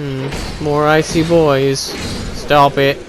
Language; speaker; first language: English; native; English